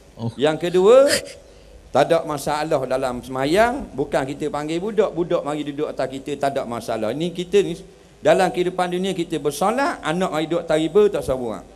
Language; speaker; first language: Malay; native; Malay